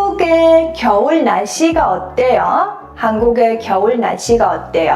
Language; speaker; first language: Korean; non-native, fluent; Mongolian